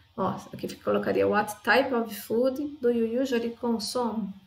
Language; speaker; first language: English; non-native, fluent; Portuguese